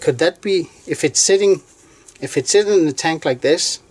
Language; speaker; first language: English; non-native, fluent; Danish